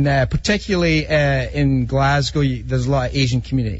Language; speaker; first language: English; native; English